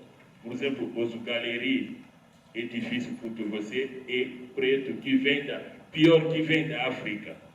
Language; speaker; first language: Portuguese; non-native, learner; Lingala